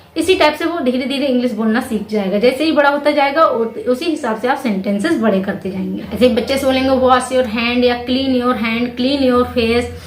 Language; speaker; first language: Hindi; native; Hindi